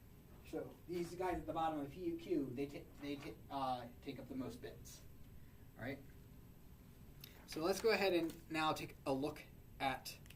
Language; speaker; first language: English; native; English